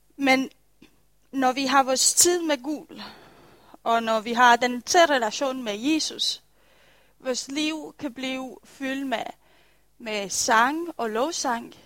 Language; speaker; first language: Danish; non-native, fluent; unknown